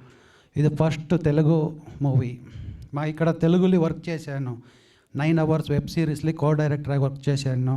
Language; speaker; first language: Telugu; non-native, learner; Kannada